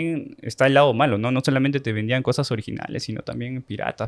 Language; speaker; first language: Spanish; native; Spanish